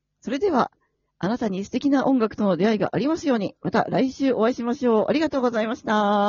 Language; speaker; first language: Japanese; native; Japanese